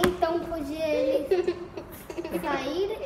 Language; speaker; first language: Portuguese; early bilingual, heritage; Portuguese